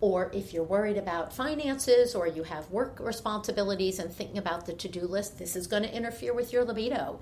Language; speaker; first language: English; native; English